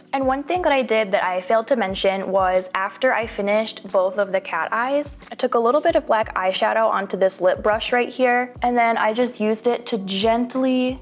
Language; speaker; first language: English; native; English